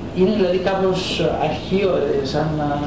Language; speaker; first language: Greek; native; Greek